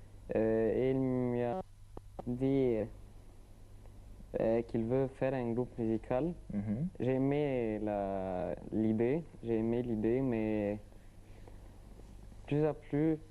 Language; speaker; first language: French; non-native, learner; Arabic